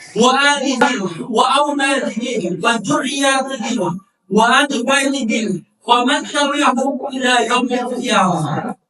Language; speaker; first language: Arabic; non-native, fluent; Indonesian